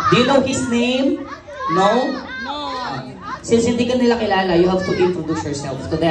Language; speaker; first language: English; non-native, fluent; Filipino